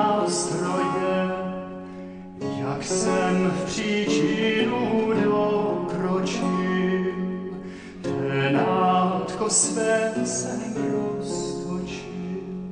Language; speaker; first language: Czech; native; Czech